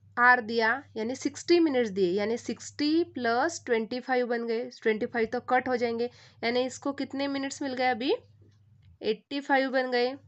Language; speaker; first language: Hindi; non-native, local second language; Marathi